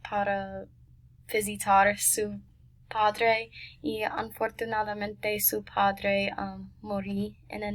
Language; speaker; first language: Spanish; non-native, learner; English